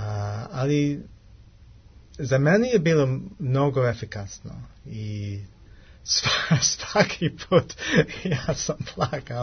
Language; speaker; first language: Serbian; non-native, learner; English